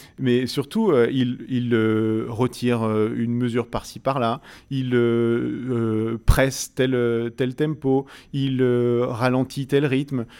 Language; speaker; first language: French; native; French